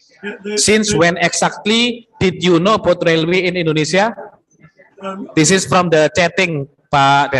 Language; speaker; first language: English; non-native, learner; Indonesian